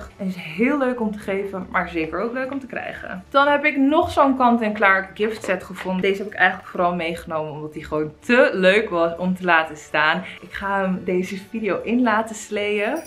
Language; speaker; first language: Dutch; native; Dutch